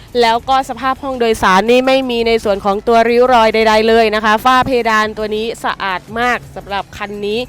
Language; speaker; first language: Thai; native; Thai